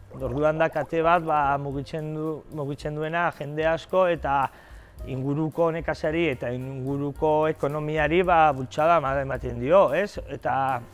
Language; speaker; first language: Basque; non-native, local second language; Spanish